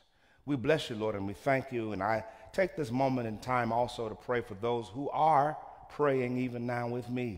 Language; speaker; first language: English; native; English